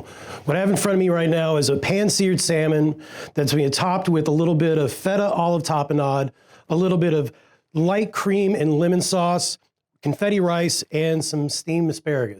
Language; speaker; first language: English; native; English